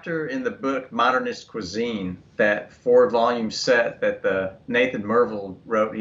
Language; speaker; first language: English; native; English